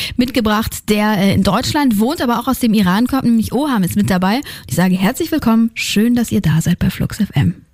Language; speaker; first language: German; native; German